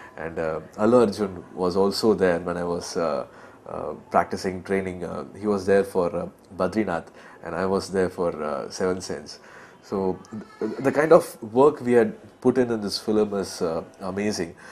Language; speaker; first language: English; non-native, local second language; Tamil